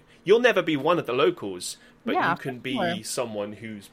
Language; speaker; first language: English; native; English